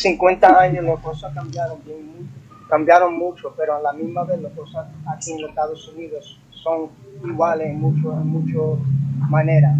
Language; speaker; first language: Spanish; early bilingual, heritage; English